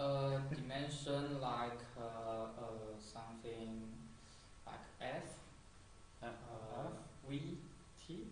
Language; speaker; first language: English; non-native, learner; Chinese